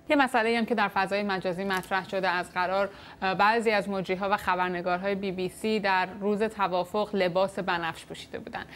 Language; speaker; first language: Persian; native; Persian